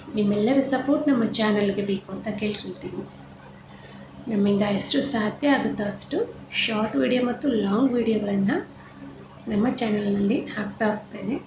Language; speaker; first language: Kannada; native; Kannada